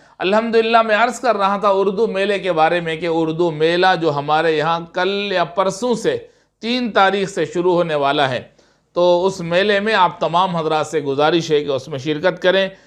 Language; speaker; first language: Urdu; native; Urdu